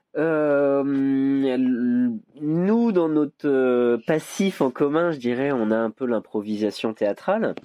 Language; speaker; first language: French; native; French